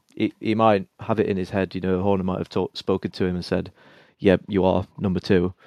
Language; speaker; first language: English; native; English